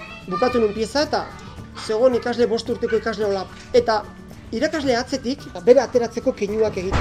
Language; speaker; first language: Basque; native; Basque